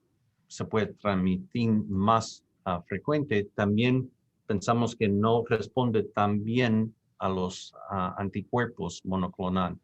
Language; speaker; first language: Spanish; non-native, fluent; English